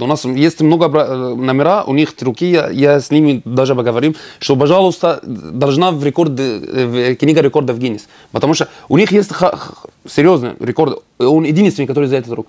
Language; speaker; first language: Russian; non-native, learner; Arabic